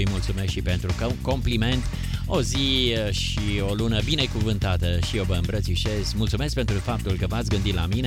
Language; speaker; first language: Romanian; native; Romanian